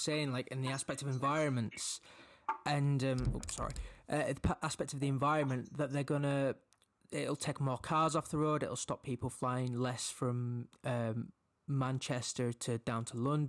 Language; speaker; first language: English; native; English